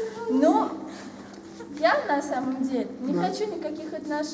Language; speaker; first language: Russian; native; Russian